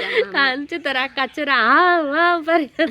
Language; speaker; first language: Malayalam; non-native, learner; Hindi